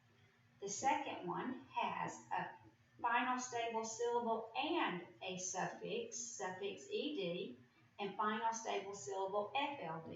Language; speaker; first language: English; native; English